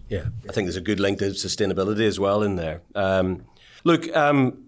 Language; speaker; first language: English; native; English